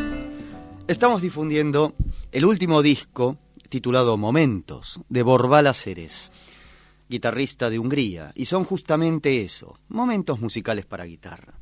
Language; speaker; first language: Spanish; native; Spanish